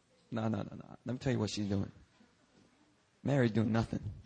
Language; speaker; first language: English; early bilingual, other home language; Korean